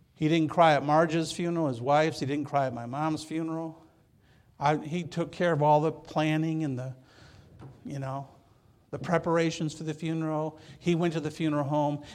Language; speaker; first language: English; native; English